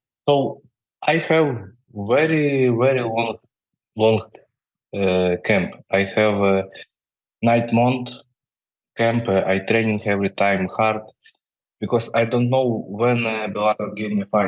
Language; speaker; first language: English; non-native, learner; Ukrainian